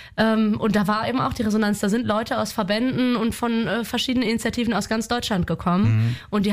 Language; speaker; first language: German; native; German